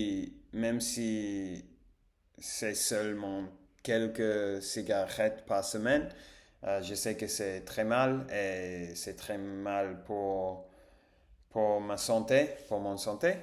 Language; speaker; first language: French; non-native, fluent; Spanish